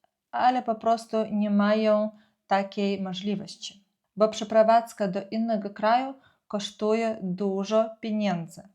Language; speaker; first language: Polish; non-native, fluent; Ukrainian